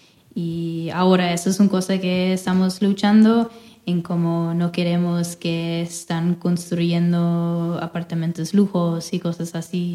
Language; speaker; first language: Spanish; non-native, fluent; English